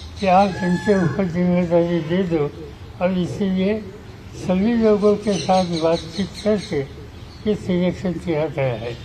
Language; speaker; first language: Hindi; non-native, local second language; Marathi